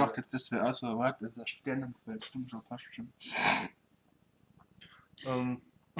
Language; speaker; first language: German; native; German